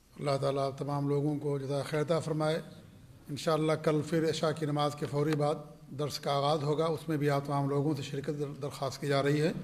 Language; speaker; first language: Urdu; native; Urdu